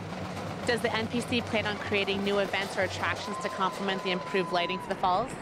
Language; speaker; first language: English; native; English